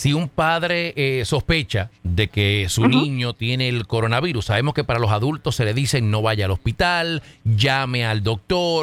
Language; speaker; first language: Spanish; native; Spanish